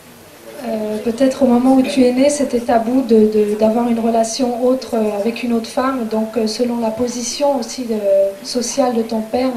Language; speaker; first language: French; native; French